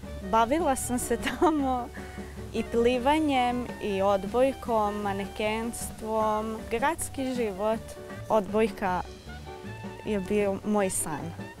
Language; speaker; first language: Serbian; non-native, fluent; Hebrew